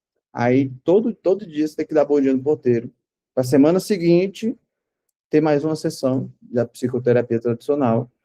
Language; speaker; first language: Portuguese; native; Portuguese